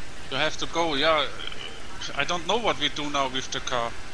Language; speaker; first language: English; non-native, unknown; German